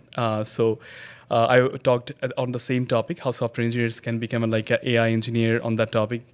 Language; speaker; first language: English; non-native, local second language; Bangla